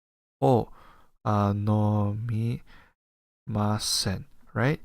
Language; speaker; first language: Japanese; non-native, fluent; English